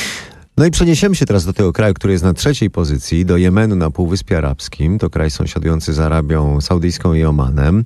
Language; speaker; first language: Polish; native; Polish